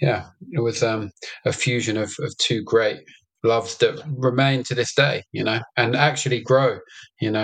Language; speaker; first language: English; native; English